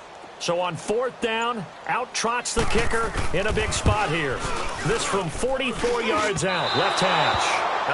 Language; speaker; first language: English; native; English